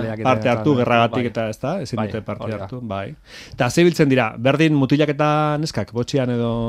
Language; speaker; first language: Basque; native; Basque